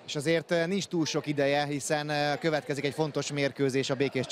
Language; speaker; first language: Hungarian; native; Hungarian